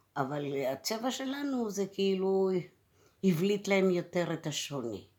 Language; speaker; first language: Hebrew; early bilingual, other home language; Malayalam